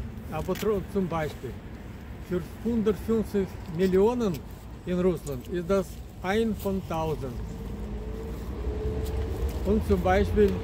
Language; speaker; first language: German; non-native, fluent; Russian